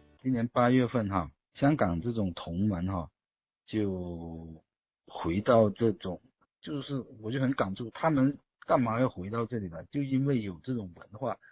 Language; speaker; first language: Chinese; native; Chinese